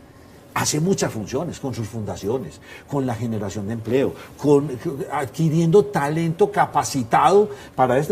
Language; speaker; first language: Spanish; native; Spanish